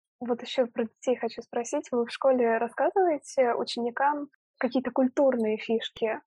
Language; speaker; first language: Russian; native; Russian